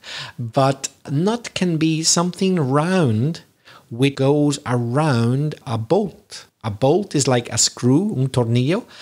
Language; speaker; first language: English; native; English